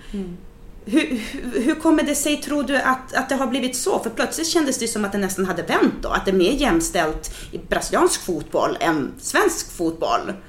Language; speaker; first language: Swedish; native; Swedish